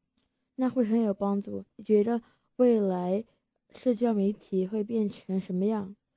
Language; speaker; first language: Chinese; early bilingual, heritage; Chinese